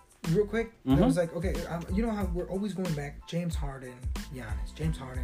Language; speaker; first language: English; early bilingual, other home language; Spanish